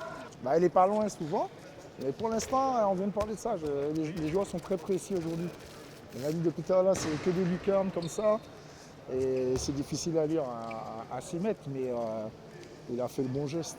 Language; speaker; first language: French; native; French